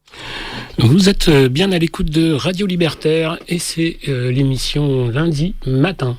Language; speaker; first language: French; native; French